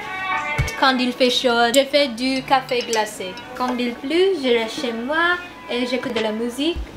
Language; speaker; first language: French; non-native, learner; Filipino